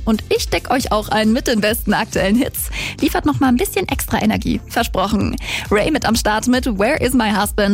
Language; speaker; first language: German; native; German